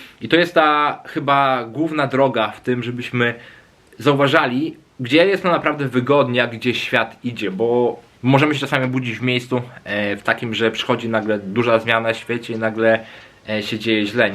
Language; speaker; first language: Polish; native; Polish